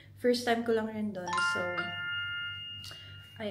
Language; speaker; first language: Filipino; native; Filipino